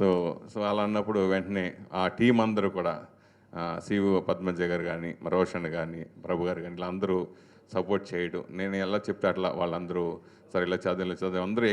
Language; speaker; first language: Telugu; native; Telugu